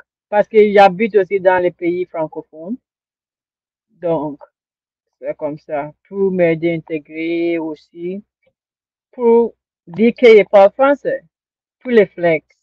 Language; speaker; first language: French; non-native, learner; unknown